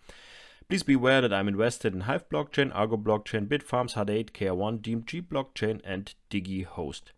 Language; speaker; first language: English; non-native, fluent; German